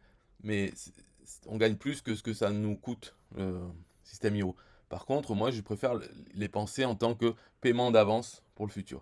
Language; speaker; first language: French; native; French